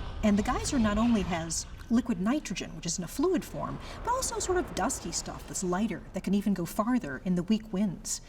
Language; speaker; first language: English; native; English